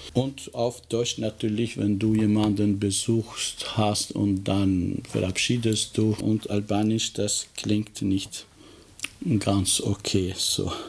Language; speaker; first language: German; non-native, fluent; Albanian